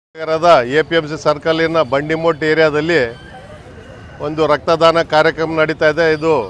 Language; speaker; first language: Kannada; non-native, local second language; Urdu